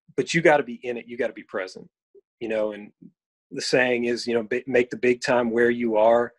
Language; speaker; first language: English; native; English